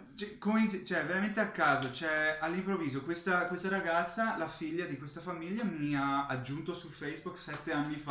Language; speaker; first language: Italian; early bilingual, heritage; English